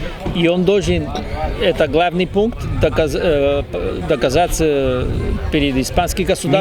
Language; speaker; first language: Russian; non-native, fluent; Spanish